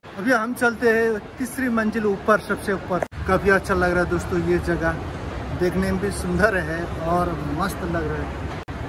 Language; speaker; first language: Hindi; native; Hindi